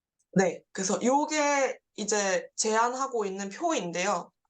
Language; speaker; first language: Korean; native; Korean